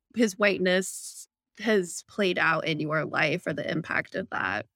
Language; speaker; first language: English; native; English